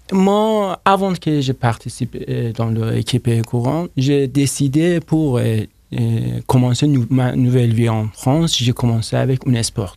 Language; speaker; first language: French; non-native, learner; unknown